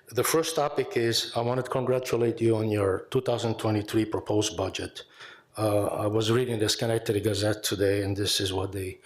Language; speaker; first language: English; non-native, fluent; Italian